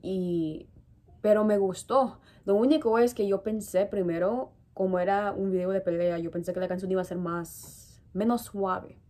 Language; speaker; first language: Spanish; early bilingual, heritage; Spanish